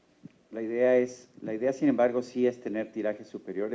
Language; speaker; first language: Spanish; native; Spanish